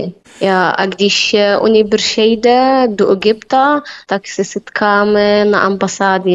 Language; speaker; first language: Czech; non-native, learner; Arabic